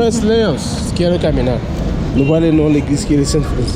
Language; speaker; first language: Spanish; non-native, learner; Haitian Creole